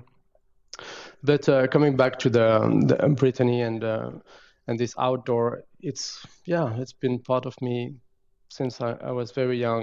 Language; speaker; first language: English; non-native, fluent; French